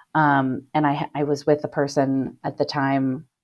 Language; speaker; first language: English; native; English